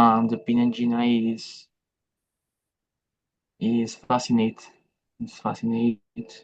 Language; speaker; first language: English; non-native, learner; Spanish